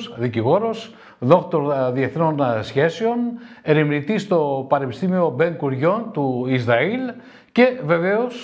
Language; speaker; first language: Greek; native; Greek